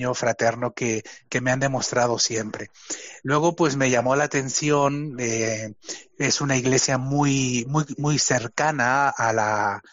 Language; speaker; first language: Spanish; native; Spanish